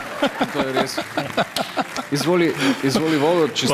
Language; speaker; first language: Slovenian; native; Slovenian